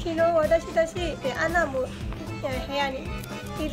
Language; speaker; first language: Japanese; non-native, learner; Burmese